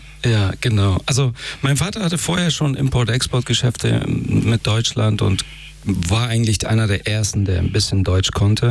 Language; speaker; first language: German; early bilingual, other home language; Persian